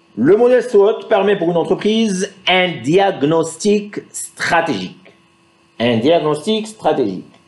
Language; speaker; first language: French; non-native, local second language; Arabic